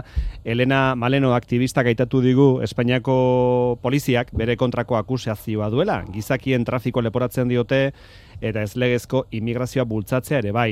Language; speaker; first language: Basque; native; Basque